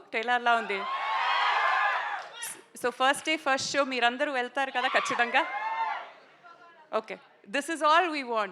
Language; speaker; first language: Telugu; non-native, learner; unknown